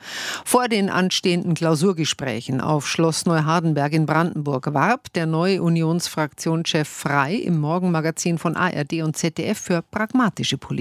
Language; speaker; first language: German; native; German